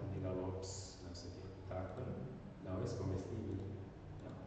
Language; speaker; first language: Portuguese; non-native, learner; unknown